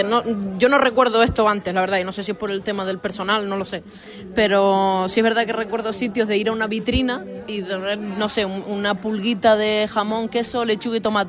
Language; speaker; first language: Spanish; native; Spanish